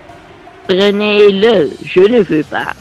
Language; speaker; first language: French; non-native, learner; Dutch